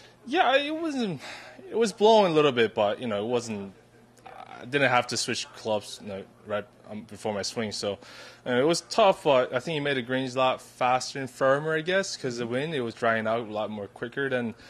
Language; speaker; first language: English; non-native, fluent; Korean